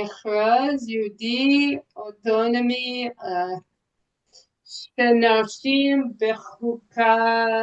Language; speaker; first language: Hebrew; non-native, learner; English